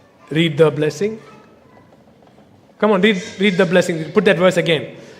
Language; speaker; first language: English; non-native, local second language; Tamil